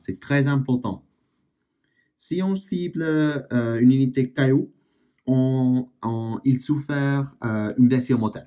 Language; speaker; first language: French; non-native, learner; English